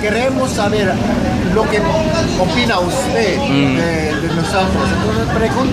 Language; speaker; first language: Spanish; non-native, fluent; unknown